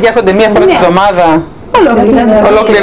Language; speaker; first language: Greek; native; Greek